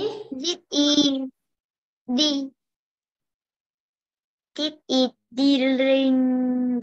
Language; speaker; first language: English; non-native, learner; Vietnamese